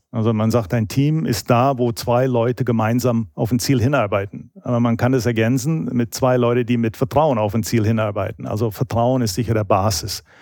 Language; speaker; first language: German; non-native, fluent; English